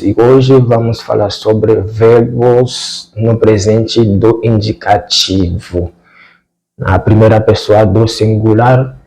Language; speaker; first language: Portuguese; non-native, fluent; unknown